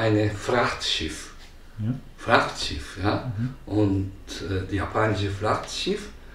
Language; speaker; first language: German; non-native, learner; Japanese